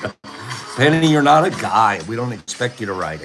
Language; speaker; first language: English; native; English